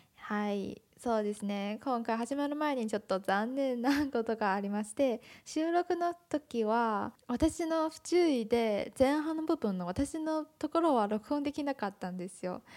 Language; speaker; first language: Japanese; non-native, fluent; Chinese